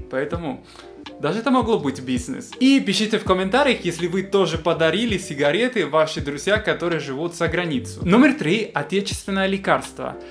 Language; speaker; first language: Russian; non-native, fluent; Spanish